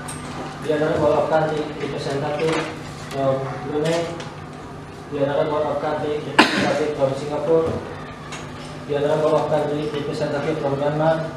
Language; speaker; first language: English; non-native, learner; Indonesian